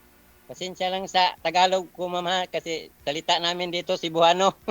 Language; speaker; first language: Filipino; non-native, local second language; Cebuano